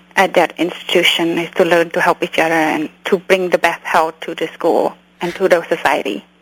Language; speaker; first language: English; early bilingual, other home language; Khmer